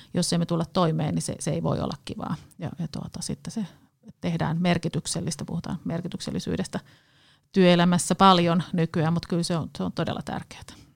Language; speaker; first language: Finnish; native; Finnish